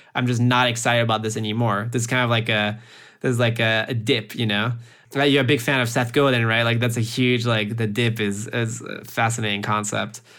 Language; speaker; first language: English; early bilingual, heritage; French